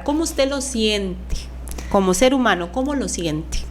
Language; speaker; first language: Spanish; native; Spanish